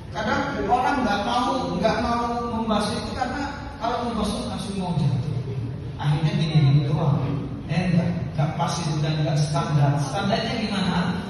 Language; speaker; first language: Indonesian; non-native, local second language; Madurese